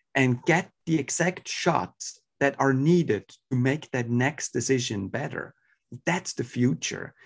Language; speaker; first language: English; non-native, fluent; Swiss German